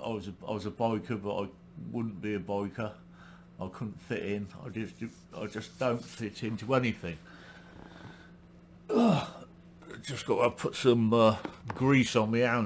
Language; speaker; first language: English; native; English